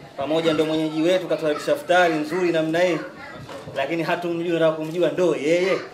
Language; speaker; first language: Swahili; native; Swahili